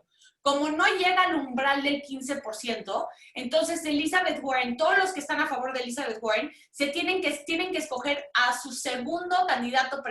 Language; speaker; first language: Spanish; native; Spanish